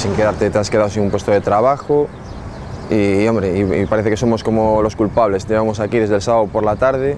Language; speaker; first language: Spanish; native; Spanish